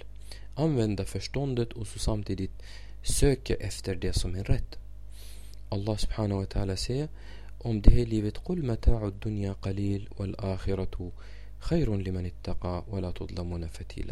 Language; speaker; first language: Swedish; non-native, fluent; Arabic